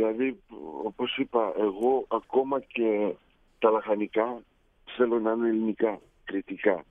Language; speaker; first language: Greek; early bilingual, heritage; Greek